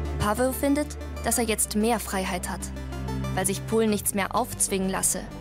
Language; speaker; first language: German; early bilingual, other home language; Polish